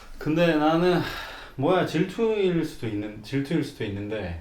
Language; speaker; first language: Korean; native; Korean